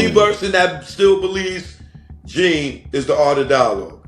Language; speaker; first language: English; native; English